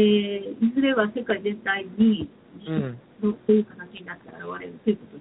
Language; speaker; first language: Japanese; native; Japanese